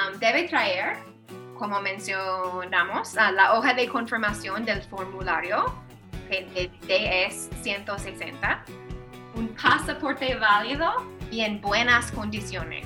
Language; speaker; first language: Spanish; non-native, fluent; English